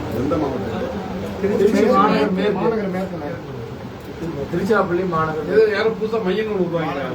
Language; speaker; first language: Tamil; native; Tamil